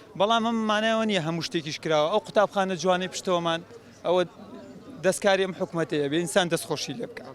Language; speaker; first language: Central Kurdish; non-native, local second language; Gurani